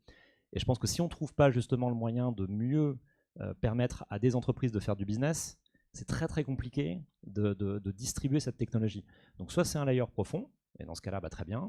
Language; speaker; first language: French; native; French